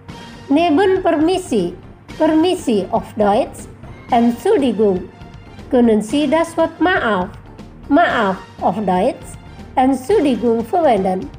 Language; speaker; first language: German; non-native, fluent; Indonesian